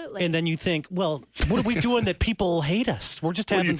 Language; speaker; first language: English; native; English